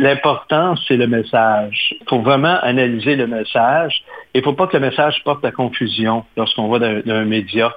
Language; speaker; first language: French; native; French